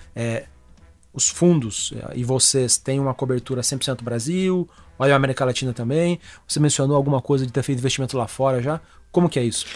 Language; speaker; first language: Portuguese; native; Portuguese